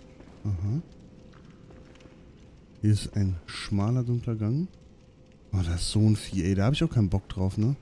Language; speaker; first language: German; native; German